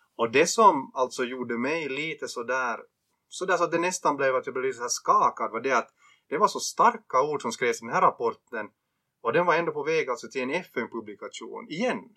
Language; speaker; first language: Swedish; native; Swedish